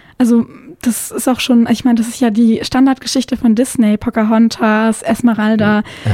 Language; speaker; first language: German; native; German